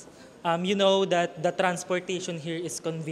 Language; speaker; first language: English; non-native, learner; Filipino